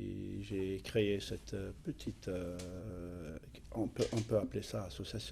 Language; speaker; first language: French; non-native, fluent; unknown